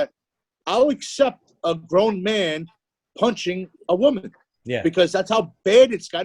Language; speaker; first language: English; native; English